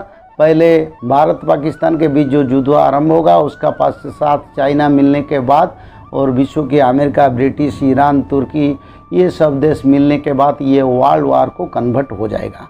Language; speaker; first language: Hindi; non-native, local second language; Odia